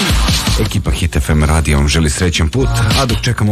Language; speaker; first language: Serbian; native; Serbian